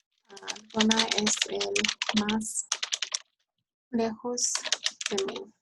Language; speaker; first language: Spanish; early bilingual, heritage; Spanish